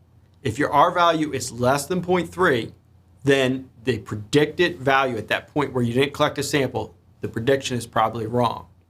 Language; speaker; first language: English; native; English